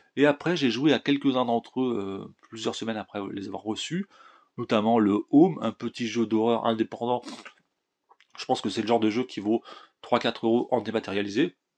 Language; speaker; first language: French; native; French